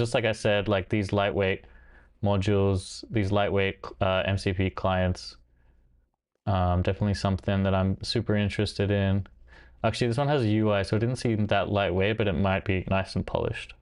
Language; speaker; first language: English; native; English